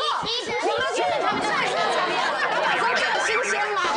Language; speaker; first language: Chinese; native; Chinese